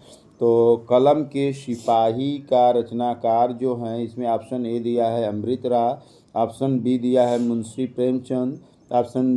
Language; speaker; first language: Hindi; native; Hindi